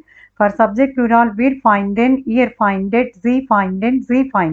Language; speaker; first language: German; non-native, learner; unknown